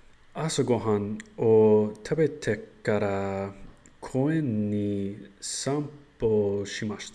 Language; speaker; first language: Japanese; non-native, learner; English